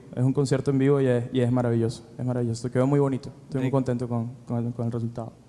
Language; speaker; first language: Spanish; native; Spanish